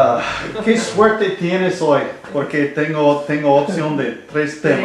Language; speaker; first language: Spanish; non-native, learner; English